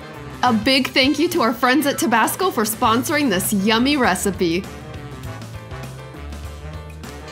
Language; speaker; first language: English; native; English